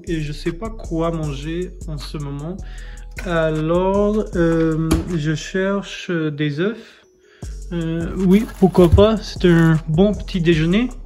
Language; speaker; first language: French; non-native, fluent; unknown